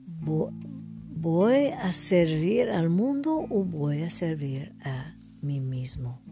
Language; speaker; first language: Spanish; non-native, learner; English